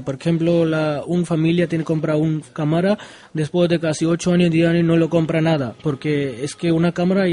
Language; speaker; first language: Spanish; non-native, learner; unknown